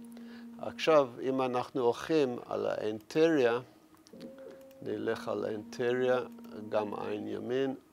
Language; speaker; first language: Hebrew; non-native, fluent; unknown